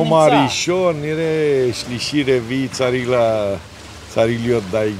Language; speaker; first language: Hebrew; non-native, learner; Romanian